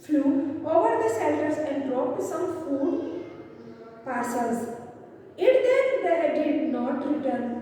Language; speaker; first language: English; non-native, local second language; Hindi